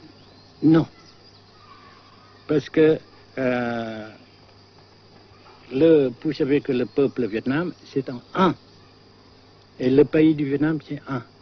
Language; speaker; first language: French; non-native, local second language; Vietnamese